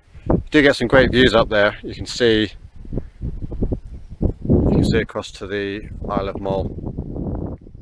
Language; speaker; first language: English; native; English